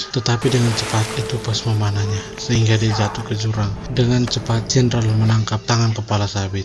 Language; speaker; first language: Indonesian; native; Indonesian